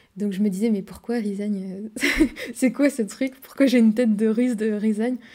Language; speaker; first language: French; native; French